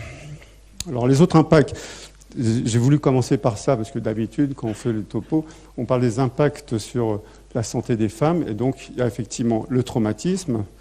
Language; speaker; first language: French; native; French